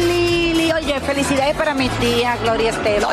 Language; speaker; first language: Spanish; native; Spanish